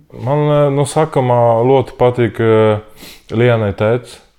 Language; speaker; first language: Latvian; non-native, learner; Polish